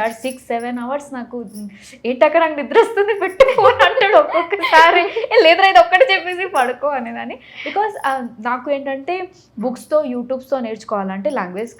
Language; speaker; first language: Telugu; non-native, fluent; Odia